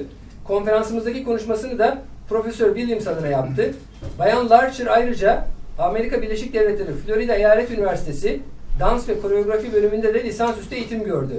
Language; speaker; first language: Turkish; native; Turkish